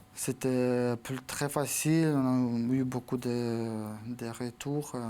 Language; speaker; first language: French; non-native, fluent; Ukrainian